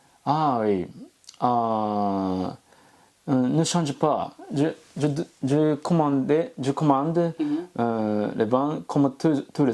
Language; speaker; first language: French; non-native, learner; Japanese